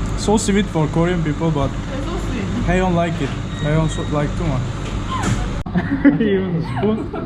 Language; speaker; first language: English; non-native, fluent; Turkish